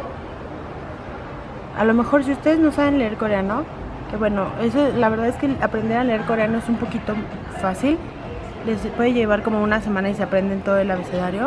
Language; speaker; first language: Spanish; native; Spanish